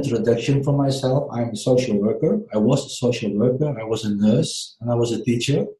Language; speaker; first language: English; non-native, fluent; Dutch